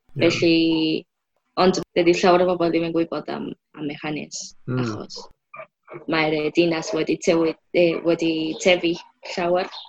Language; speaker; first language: Welsh; non-native, fluent; Spanish